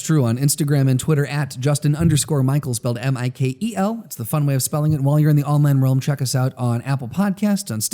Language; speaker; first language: English; native; English